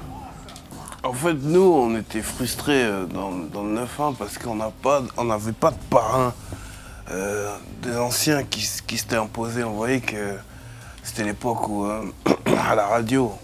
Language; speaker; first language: French; native; French